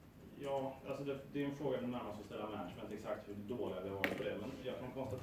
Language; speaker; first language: Swedish; native; Swedish